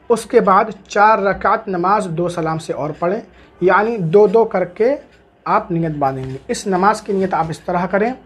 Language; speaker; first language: Hindi; native; Hindi